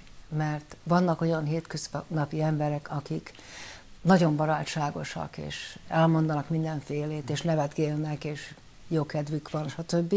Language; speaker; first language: Hungarian; early bilingual, heritage; Hungarian